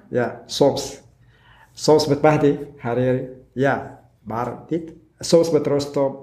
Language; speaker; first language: Dutch; non-native, learner; Arabic